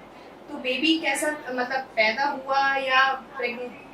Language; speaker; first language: Hindi; native; Hindi